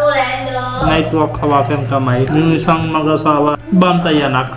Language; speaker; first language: Filipino; non-native, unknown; Hindi